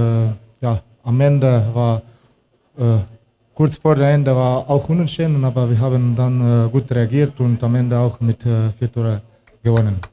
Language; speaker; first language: German; non-native, learner; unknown